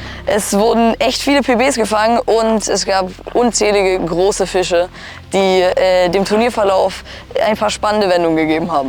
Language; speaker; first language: German; native; German